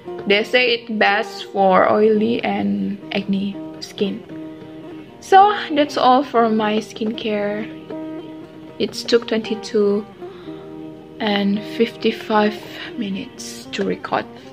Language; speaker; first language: English; non-native, local second language; Malay